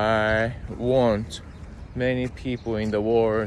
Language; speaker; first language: English; non-native, learner; Japanese